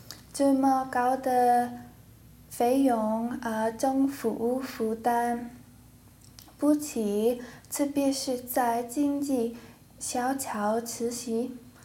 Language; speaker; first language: Chinese; non-native, learner; English